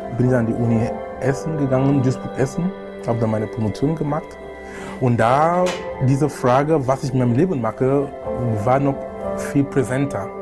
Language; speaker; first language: German; non-native, fluent; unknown